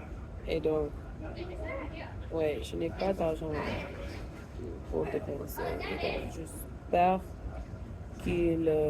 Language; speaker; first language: French; non-native, fluent; English